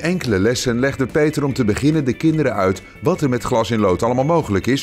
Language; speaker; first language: Dutch; native; Dutch